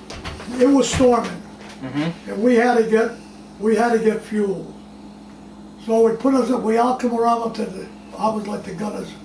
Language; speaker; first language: English; native; English